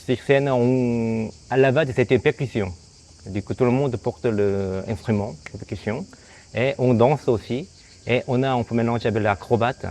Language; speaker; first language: French; non-native, fluent; Korean